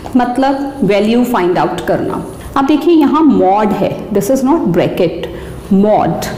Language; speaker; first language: Hindi; non-native, local second language; Punjabi